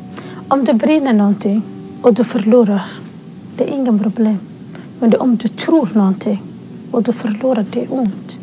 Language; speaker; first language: Swedish; non-native, fluent; Somali